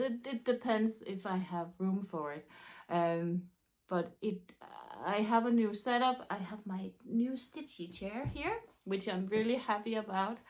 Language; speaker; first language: English; non-native, fluent; Danish